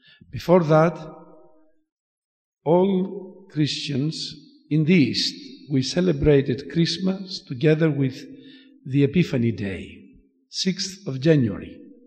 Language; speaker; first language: English; non-native, fluent; Greek